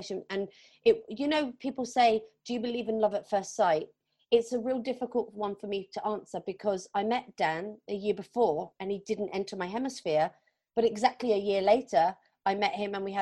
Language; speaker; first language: English; native; English